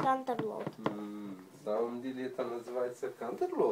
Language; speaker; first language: Russian; early bilingual, heritage; Russian